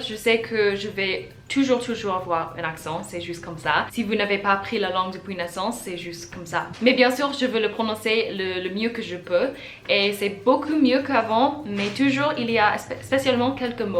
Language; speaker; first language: French; non-native, learner; English